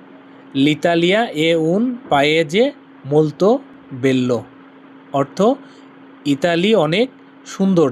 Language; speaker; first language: Italian; non-native, learner; Bangla